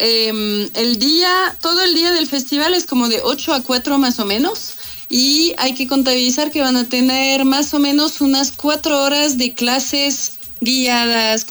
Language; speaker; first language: Spanish; non-native, fluent; French